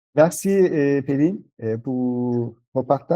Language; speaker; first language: French; non-native, learner; Turkish